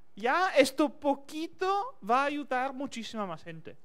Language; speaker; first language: Spanish; non-native, fluent; Italian